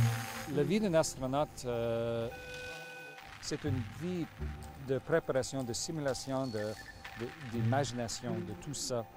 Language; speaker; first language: French; non-native, local second language; English